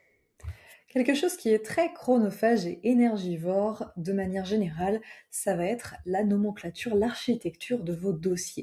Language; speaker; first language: French; native; French